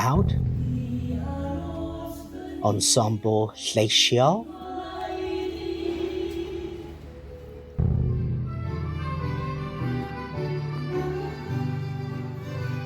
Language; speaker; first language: Welsh; non-native, learner; English